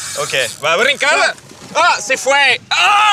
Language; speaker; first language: Spanish; non-native, learner; French